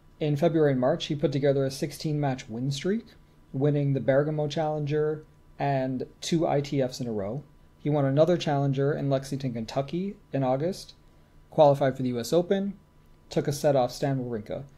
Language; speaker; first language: English; native; English